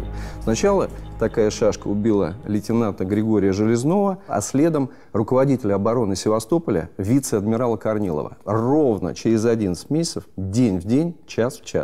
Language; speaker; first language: Russian; native; Russian